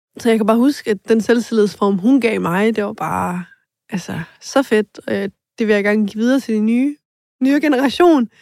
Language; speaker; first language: Danish; early bilingual, other home language; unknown